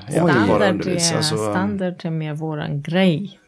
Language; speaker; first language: Swedish; non-native, fluent; Latvian